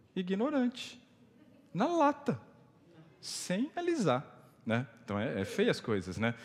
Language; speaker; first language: Portuguese; native; Portuguese